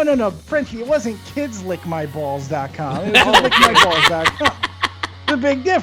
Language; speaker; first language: English; native; English